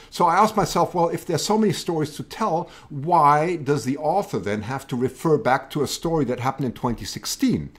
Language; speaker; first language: English; native; English